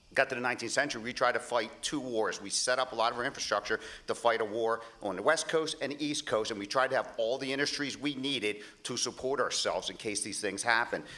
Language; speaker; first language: English; native; English